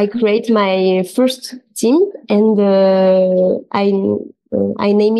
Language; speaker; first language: English; non-native, local second language; French